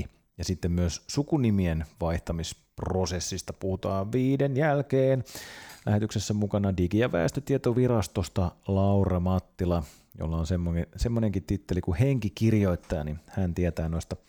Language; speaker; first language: Finnish; native; Finnish